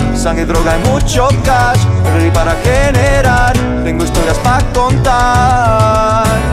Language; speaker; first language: Spanish; early bilingual, heritage; Spanish